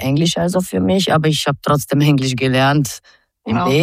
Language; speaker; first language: German; non-native, fluent; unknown